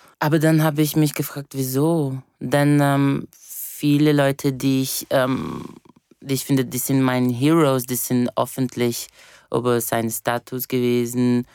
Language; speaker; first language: German; non-native, fluent; Portuguese